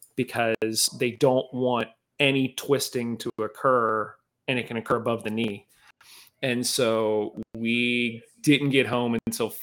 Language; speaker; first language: English; native; English